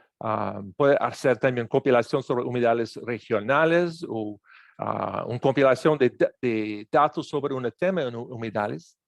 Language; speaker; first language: Spanish; non-native, fluent; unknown